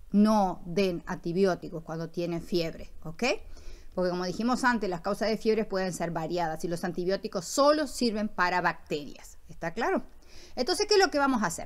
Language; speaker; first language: Spanish; native; Spanish